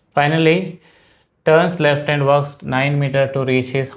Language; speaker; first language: English; non-native, local second language; Kannada